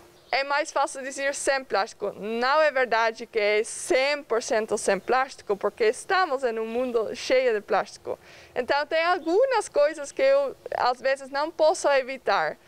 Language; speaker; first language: Portuguese; non-native, fluent; Dutch